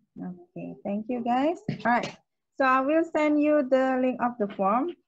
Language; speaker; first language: English; non-native, fluent; Indonesian